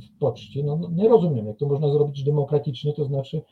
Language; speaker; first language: Polish; non-native, fluent; French